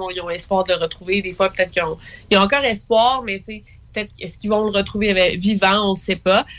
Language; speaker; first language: French; native; French